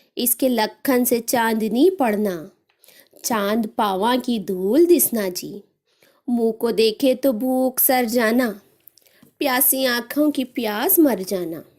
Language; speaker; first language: Urdu; native; Urdu